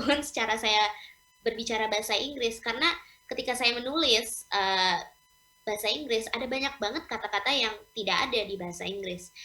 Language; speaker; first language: Indonesian; non-native, local second language; English